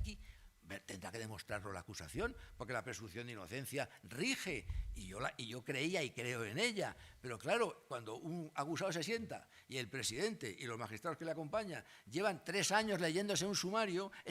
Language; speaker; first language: Spanish; native; Spanish